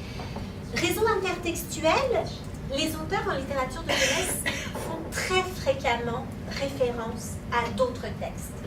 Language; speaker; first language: French; native; French